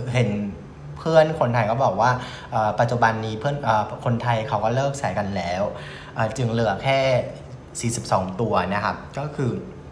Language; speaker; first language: Thai; non-native, fluent; Vietnamese